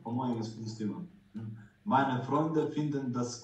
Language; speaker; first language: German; non-native, learner; Croatian